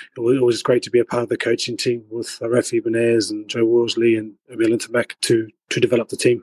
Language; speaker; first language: English; native; English